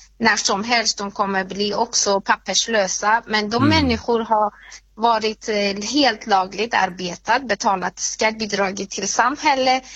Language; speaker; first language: Swedish; non-native, fluent; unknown